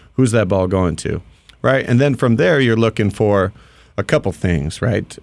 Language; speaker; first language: English; native; English